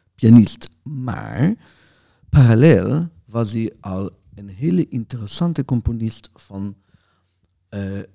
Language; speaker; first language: Dutch; non-native, fluent; Hebrew